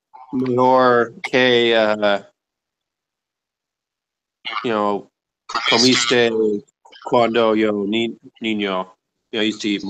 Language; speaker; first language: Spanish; non-native, learner; English